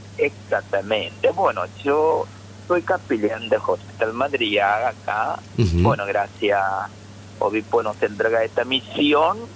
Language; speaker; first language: Spanish; non-native, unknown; Malayalam